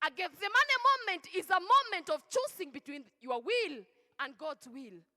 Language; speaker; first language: English; non-native, local second language; Swahili